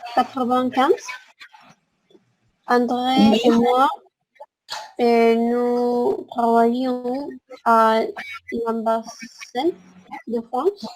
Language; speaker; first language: French; non-native, learner; Spanish